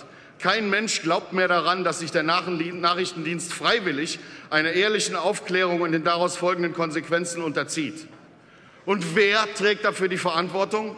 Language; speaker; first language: German; native; German